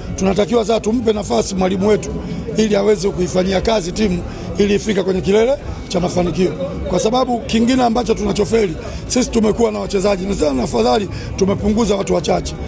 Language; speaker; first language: Swahili; native; Swahili